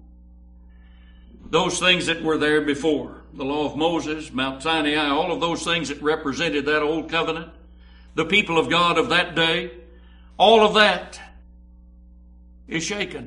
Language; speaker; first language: English; native; English